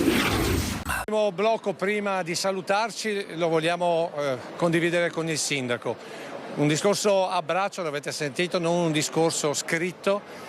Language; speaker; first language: Italian; native; Italian